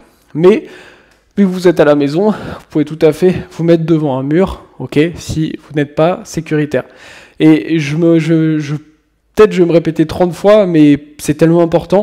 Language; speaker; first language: French; native; French